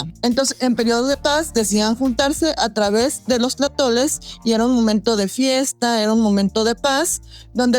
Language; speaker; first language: Spanish; native; Spanish